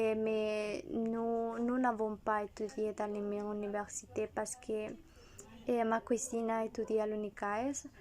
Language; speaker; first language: French; non-native, learner; Spanish